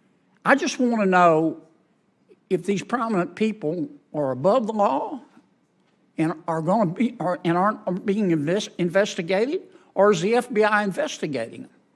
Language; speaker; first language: English; native; English